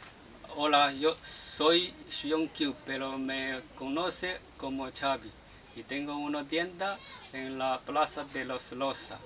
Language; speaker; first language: Spanish; non-native, learner; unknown